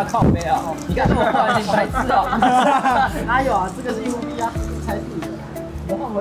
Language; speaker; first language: Chinese; native; Chinese